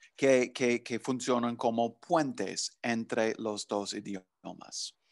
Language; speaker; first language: Spanish; non-native, fluent; English